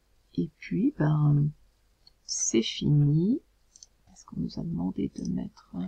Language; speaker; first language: French; native; French